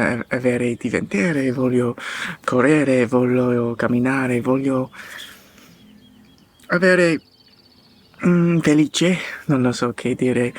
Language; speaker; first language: Italian; non-native, learner; English